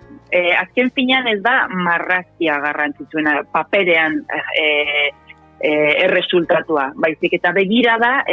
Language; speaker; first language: Basque; non-native, local second language; Spanish